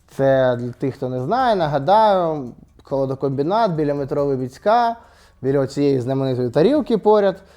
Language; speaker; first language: Ukrainian; native; Ukrainian